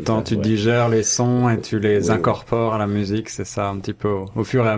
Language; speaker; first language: French; native; French